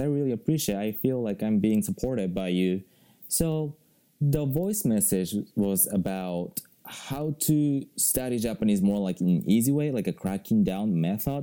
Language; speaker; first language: English; non-native, fluent; Japanese